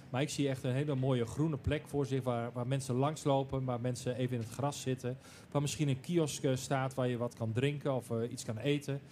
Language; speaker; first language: Dutch; native; Dutch